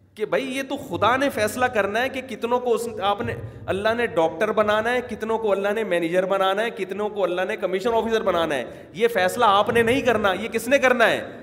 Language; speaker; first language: Urdu; native; Urdu